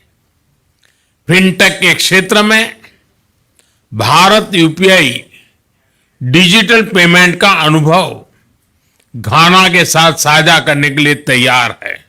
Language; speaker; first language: Hindi; non-native, local second language; Gujarati